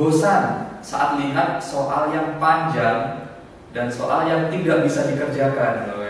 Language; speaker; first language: Indonesian; native; Indonesian